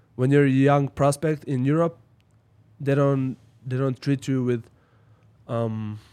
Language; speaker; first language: English; non-native, fluent; Slovenian